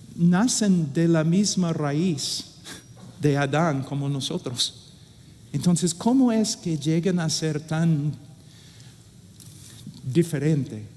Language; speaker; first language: Spanish; non-native, fluent; English